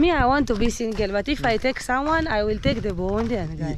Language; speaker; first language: English; non-native, learner; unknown